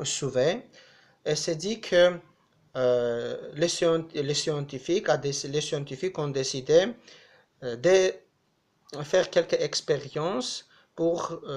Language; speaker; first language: French; non-native, fluent; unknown